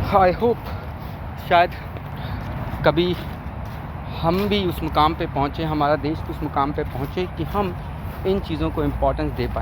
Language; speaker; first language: Hindi; native; Hindi